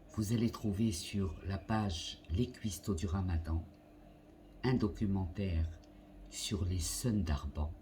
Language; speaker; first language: French; non-native, local second language; Arabic